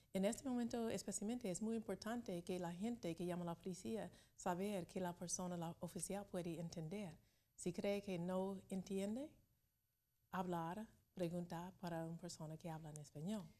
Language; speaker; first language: Spanish; non-native, learner; English